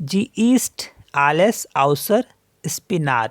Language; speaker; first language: German; non-native, learner; Hindi